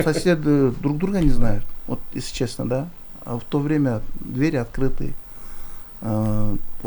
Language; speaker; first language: Russian; non-native, local second language; Kyrgyz